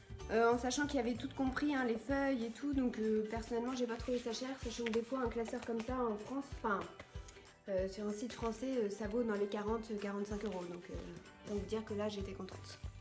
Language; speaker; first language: French; native; French